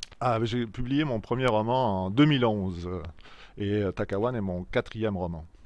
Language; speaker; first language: French; native; French